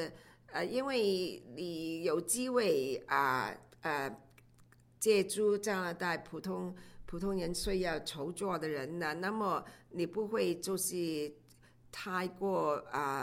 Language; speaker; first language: Chinese; non-native, local second language; Cantonese